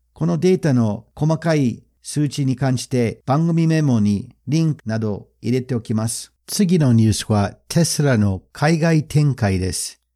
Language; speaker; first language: Japanese; non-native, fluent; English